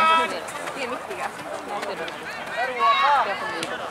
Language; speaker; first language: Spanish; native; Spanish